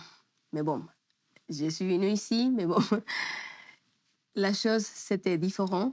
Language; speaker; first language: French; non-native, learner; Spanish